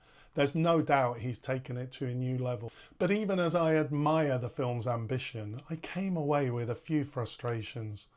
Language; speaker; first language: English; native; English